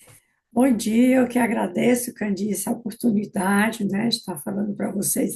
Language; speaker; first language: Portuguese; native; Portuguese